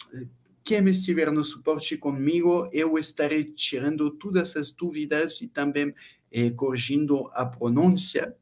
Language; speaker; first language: Portuguese; non-native, fluent; French